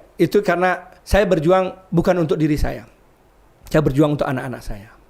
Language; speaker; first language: Indonesian; non-native, local second language; Balinese